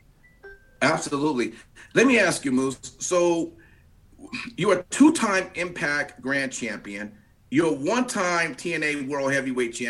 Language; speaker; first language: English; native; English